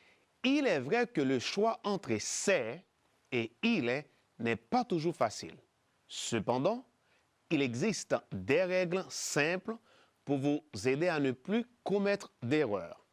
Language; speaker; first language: French; non-native, fluent; Spanish